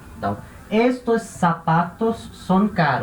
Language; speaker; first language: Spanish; non-native, fluent; Portuguese